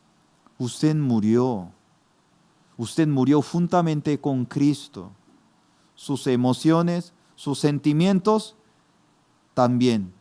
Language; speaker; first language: Spanish; non-native, fluent; Korean